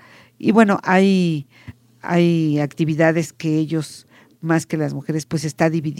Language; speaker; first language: Spanish; native; Spanish